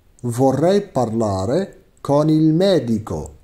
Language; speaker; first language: Italian; non-native, fluent; Arabic